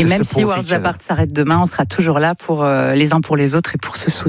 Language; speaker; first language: French; native; French